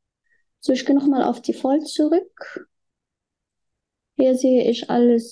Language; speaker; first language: German; non-native, fluent; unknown